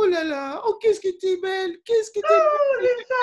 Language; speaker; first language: French; non-native, fluent; English